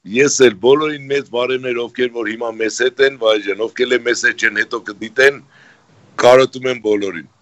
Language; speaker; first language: Armenian; native; Armenian